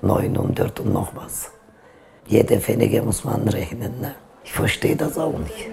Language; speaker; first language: German; non-native, learner; Turkish